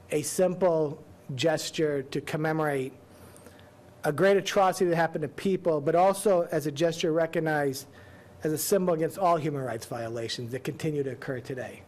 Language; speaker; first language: English; native; English